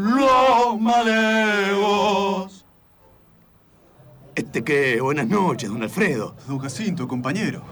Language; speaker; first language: Spanish; native; Spanish